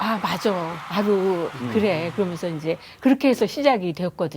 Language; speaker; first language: Korean; native; Korean